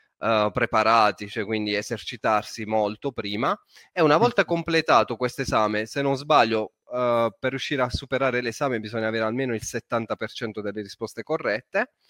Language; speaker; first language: Italian; native; Italian